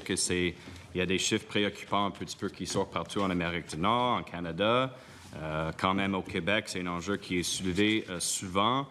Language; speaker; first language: French; non-native, local second language; English